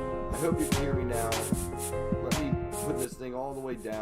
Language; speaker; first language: English; native; English